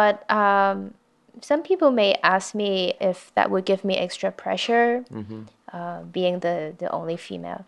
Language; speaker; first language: English; non-native, local second language; Cantonese